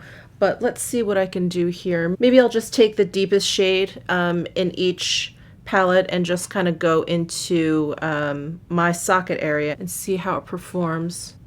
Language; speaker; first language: English; native; English